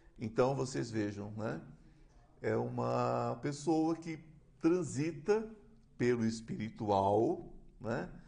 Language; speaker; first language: Portuguese; native; Portuguese